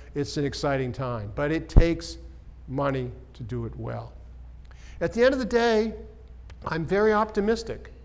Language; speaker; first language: English; native; English